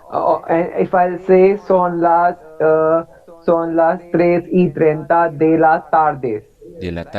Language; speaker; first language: Spanish; non-native, learner; English